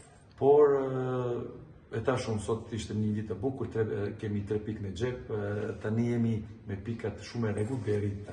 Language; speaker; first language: Albanian; non-native, fluent; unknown